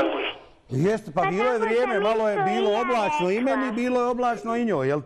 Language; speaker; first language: Bosnian; native; Bosnian